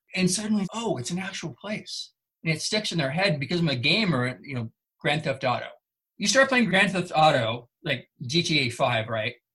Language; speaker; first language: English; native; English